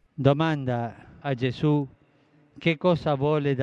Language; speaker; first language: Italian; non-native, fluent; Spanish